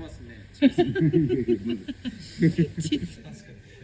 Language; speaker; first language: Japanese; native; Japanese